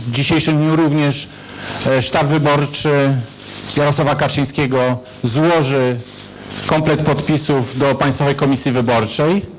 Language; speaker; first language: Polish; native; Polish